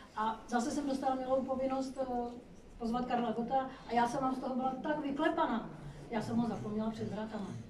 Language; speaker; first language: Czech; non-native, fluent; Hindi